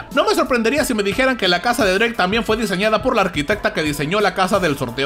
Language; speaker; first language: Spanish; native; Spanish